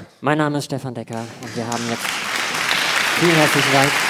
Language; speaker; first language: German; native; German